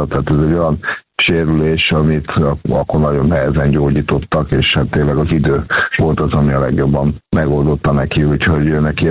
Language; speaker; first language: Hungarian; native; Hungarian